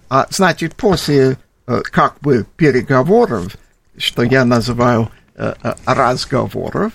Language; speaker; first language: Russian; non-native, fluent; English